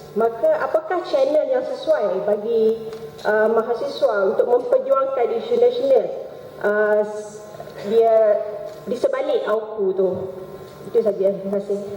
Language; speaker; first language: Malay; native; Malay